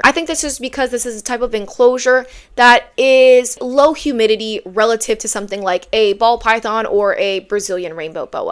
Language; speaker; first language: English; native; English